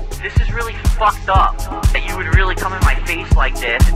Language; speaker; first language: English; native; English